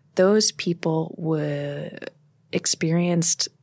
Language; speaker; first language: English; native; English